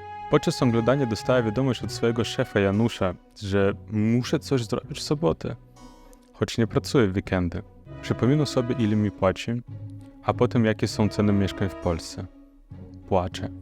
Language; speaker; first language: Polish; non-native, fluent; Romanian